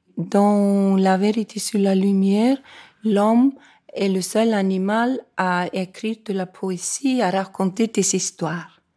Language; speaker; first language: French; non-native, fluent; Icelandic